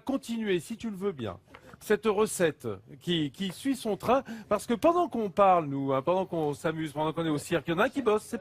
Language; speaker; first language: French; native; French